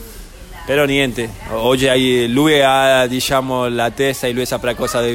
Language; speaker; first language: Italian; non-native, fluent; Spanish